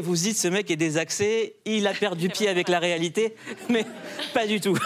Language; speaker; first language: French; native; French